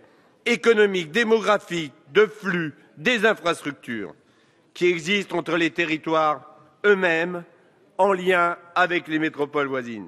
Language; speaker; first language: French; native; French